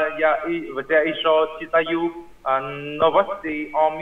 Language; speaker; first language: Russian; non-native, learner; Vietnamese